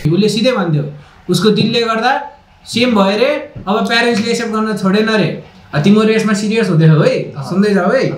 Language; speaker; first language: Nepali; native; Nepali